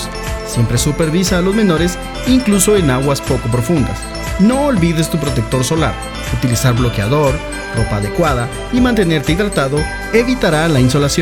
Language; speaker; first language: Spanish; native; Spanish